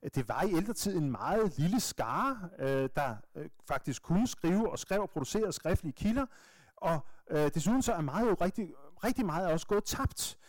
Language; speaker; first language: Danish; native; Danish